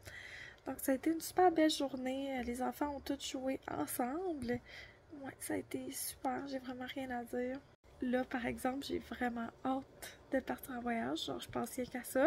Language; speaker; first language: French; native; French